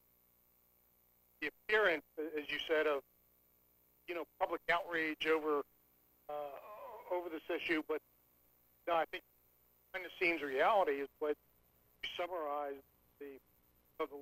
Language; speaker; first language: English; native; English